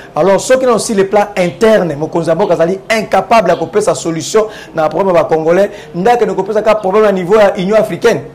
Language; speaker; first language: Lingala; non-native, local second language; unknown